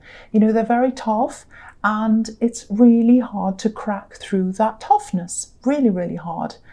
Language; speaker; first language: English; native; English